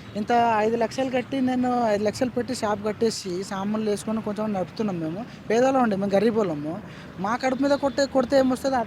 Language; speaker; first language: Telugu; native; Telugu